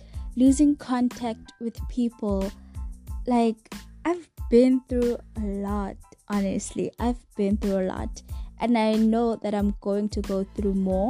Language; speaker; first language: English; non-native, local second language; Xhosa